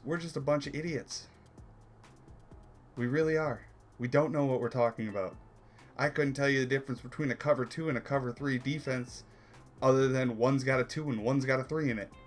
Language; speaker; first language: English; native; English